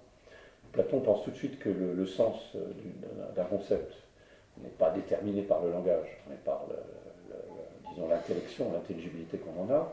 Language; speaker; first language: French; native; French